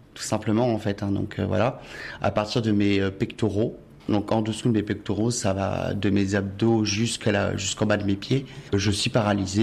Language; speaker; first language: French; early bilingual, other home language; Latvian